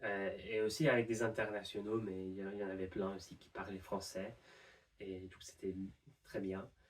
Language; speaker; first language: French; non-native, fluent; English